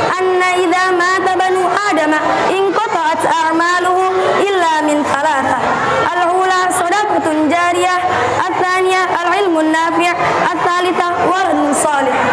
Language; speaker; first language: Arabic; non-native, learner; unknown